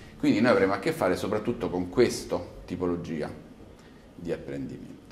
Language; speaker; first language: Italian; native; Italian